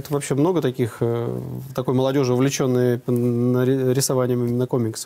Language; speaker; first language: Russian; native; Russian